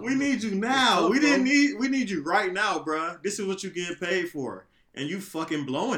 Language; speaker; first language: English; native; English